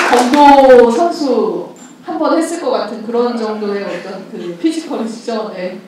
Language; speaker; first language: Korean; native; Korean